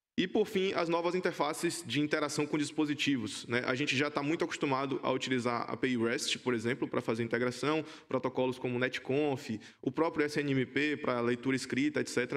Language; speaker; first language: Portuguese; native; Portuguese